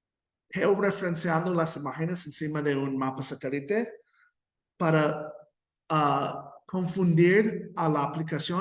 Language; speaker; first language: Spanish; non-native, fluent; English